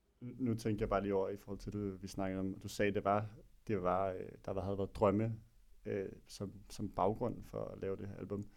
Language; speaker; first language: Danish; native; Danish